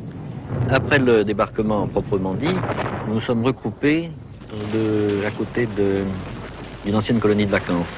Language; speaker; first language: French; native; French